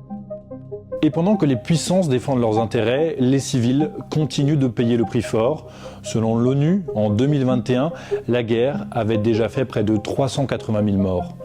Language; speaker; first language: French; native; French